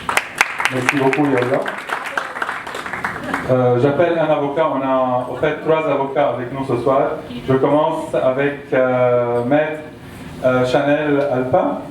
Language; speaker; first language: French; non-native, local second language; Arabic